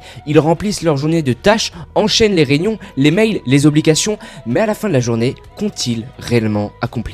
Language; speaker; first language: French; native; French